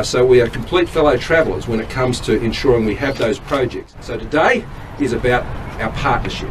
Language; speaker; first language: English; native; English